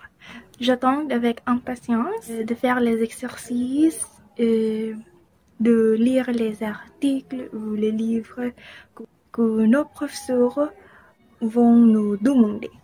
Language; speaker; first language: French; non-native, learner; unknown